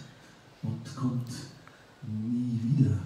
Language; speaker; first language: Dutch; non-native, learner; English